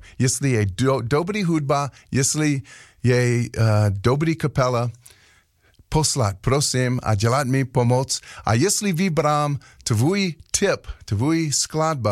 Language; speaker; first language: Czech; non-native, learner; English